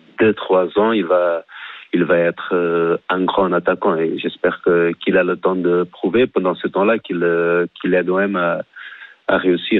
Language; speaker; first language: French; non-native, fluent; Portuguese